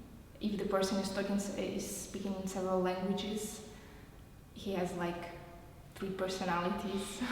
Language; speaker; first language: English; non-native, fluent; Russian